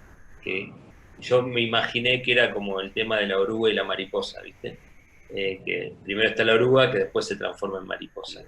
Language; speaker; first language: Spanish; native; Spanish